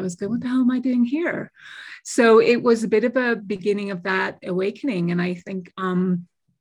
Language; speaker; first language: English; native; English